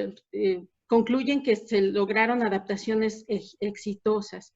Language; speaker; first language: Spanish; native; Spanish